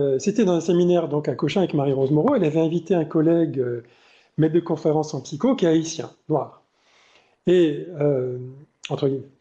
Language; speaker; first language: French; native; French